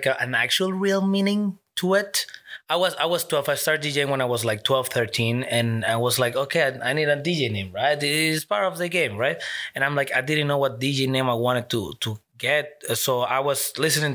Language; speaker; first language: English; non-native, fluent; Spanish